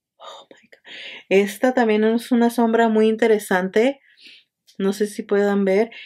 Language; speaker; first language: Spanish; early bilingual, heritage; Spanish